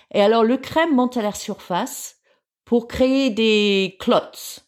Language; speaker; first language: French; non-native, fluent; English